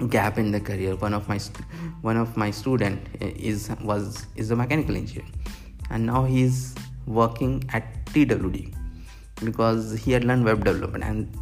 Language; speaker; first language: English; non-native, local second language; Hindi